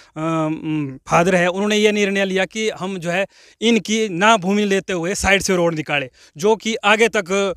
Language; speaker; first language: Hindi; non-native, local second language; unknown